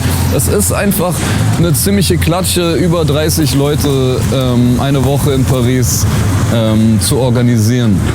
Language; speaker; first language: German; native; German